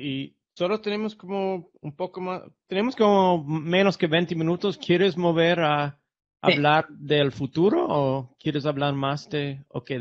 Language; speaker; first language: Spanish; non-native, fluent; English